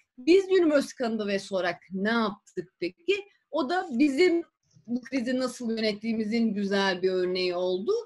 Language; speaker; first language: Turkish; native; Turkish